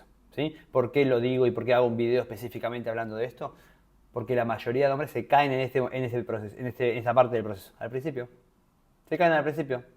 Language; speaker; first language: Spanish; native; Spanish